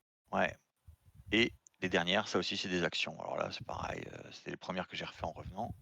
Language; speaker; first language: French; native; French